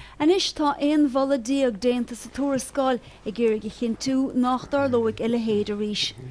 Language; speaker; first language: Irish; native; Irish